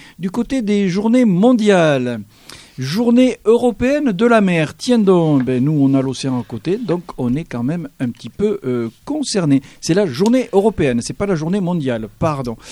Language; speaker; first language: French; native; French